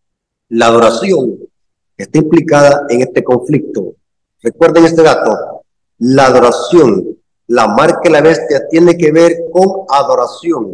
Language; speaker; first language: Spanish; native; Spanish